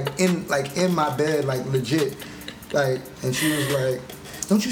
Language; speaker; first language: English; native; English